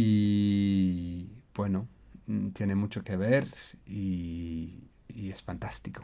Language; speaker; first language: Spanish; non-native, fluent; English